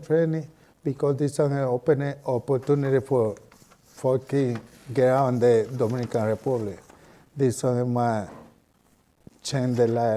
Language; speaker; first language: English; non-native, learner; Spanish